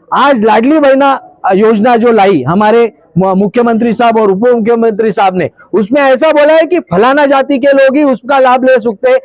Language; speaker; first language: Hindi; non-native, local second language; Marathi